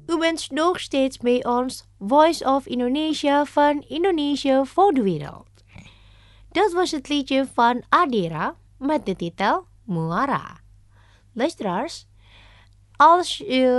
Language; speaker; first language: Dutch; non-native, learner; Indonesian